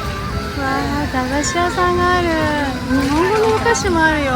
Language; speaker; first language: Japanese; native; Japanese